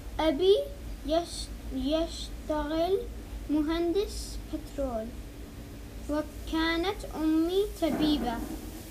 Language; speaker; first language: Arabic; non-native, learner; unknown